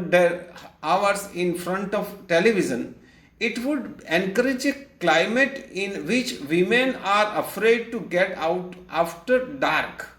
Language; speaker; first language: English; non-native, local second language; Gujarati